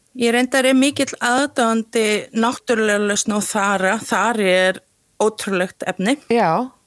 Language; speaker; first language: Icelandic; native; Icelandic